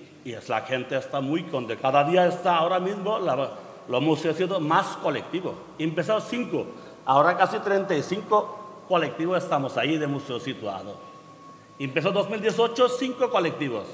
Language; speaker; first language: Spanish; non-native, learner; Bangla